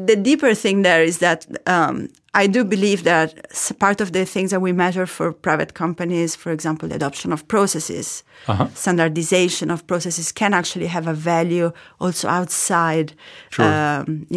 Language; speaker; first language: English; non-native, fluent; Italian